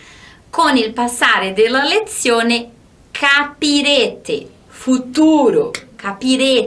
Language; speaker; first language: Italian; non-native, fluent; Portuguese